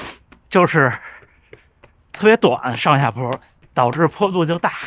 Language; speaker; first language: Chinese; native; Chinese